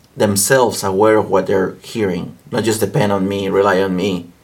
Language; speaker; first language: English; non-native, fluent; Spanish